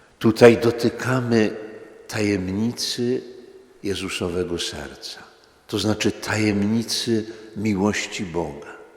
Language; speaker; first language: Polish; native; Polish